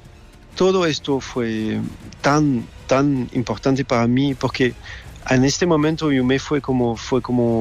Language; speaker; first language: Spanish; non-native, learner; French